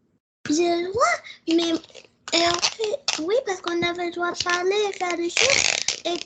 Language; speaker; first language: French; early bilingual, heritage; French